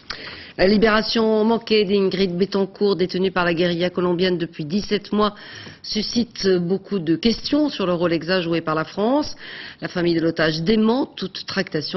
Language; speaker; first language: French; native; French